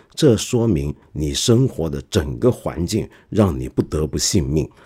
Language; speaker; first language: Chinese; non-native, local second language; Cantonese